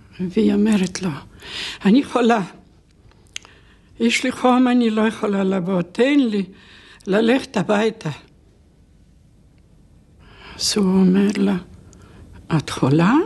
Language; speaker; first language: Hebrew; non-native, fluent; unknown